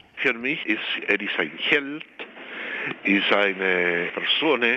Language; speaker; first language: German; non-native, fluent; Spanish